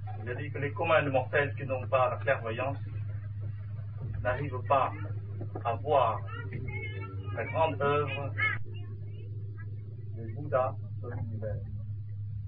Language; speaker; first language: French; non-native, fluent; Vietnamese